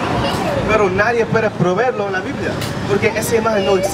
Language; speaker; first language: Spanish; non-native, fluent; English